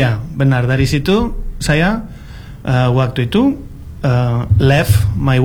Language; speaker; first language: Indonesian; non-native, learner; Spanish